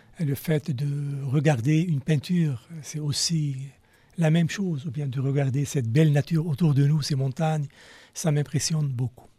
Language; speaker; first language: French; non-native, local second language; Arabic